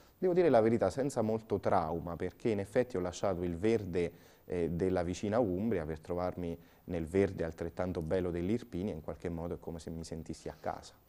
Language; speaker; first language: Italian; native; Italian